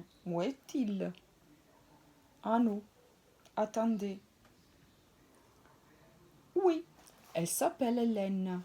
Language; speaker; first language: French; non-native, fluent; Italian